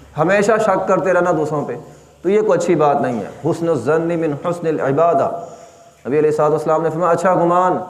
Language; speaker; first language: Urdu; native; Urdu